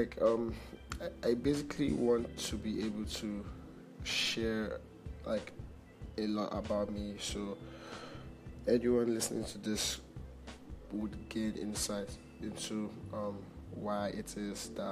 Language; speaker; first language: English; non-native, local second language; Igbo